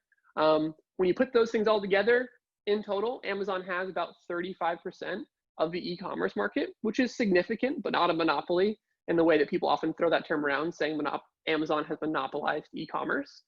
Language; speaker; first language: English; native; English